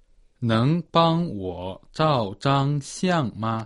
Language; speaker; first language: Chinese; non-native, learner; Portuguese